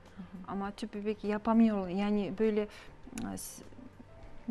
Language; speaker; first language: Turkish; non-native, fluent; Kyrgyz